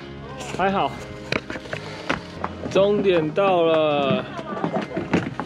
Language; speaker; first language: Chinese; native; Chinese